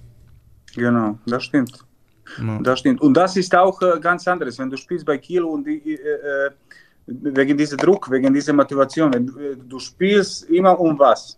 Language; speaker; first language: German; non-native, learner; Serbian